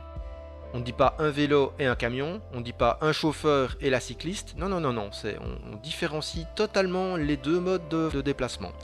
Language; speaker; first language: French; native; French